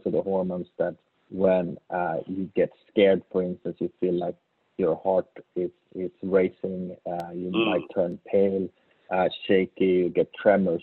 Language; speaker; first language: English; non-native, fluent; Swedish